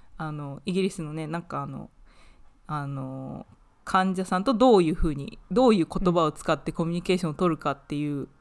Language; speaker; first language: Japanese; native; Japanese